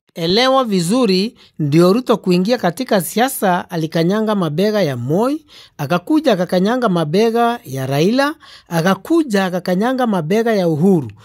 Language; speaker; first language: Swahili; non-native, local second language; Luo (Kenya and Tanzania)